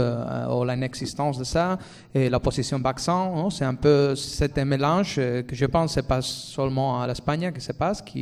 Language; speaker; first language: French; non-native, fluent; Spanish